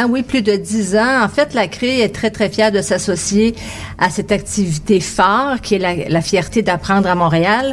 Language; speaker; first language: French; native; French